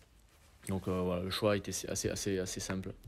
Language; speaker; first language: French; native; French